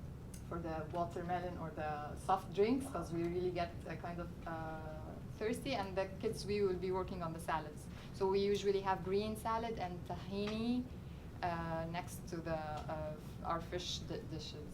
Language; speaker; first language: English; non-native, local second language; Arabic